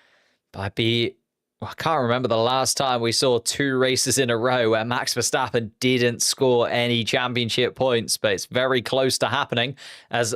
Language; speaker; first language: English; native; English